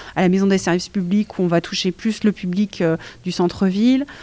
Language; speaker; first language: French; native; French